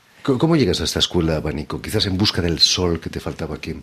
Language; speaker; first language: Spanish; native; Spanish